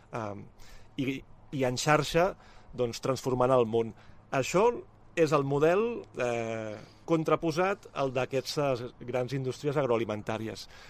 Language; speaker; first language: Catalan; native; Catalan